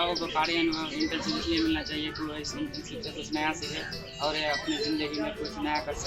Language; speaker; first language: Hindi; native; Hindi